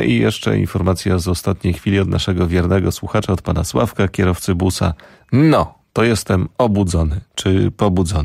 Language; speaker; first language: Polish; native; Polish